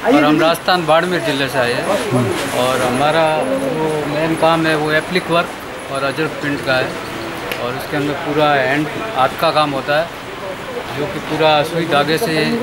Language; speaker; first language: Hindi; native; Hindi